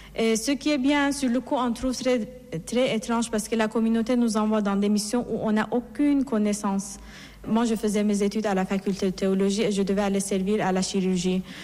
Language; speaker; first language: French; non-native, fluent; Persian